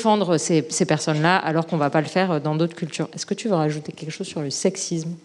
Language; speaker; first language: French; native; French